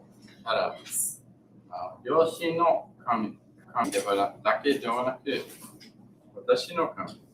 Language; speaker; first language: Japanese; non-native, learner; English